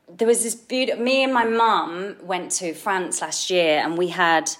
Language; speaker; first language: English; native; English